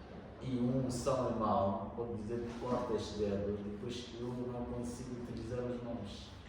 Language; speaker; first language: Portuguese; non-native, learner; Bangla